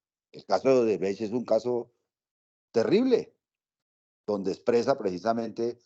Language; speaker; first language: Spanish; native; Spanish